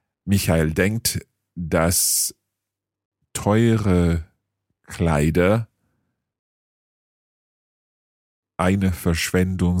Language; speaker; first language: German; non-native, learner; English